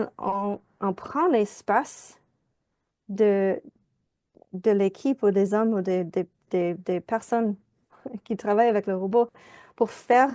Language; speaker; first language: French; non-native, fluent; English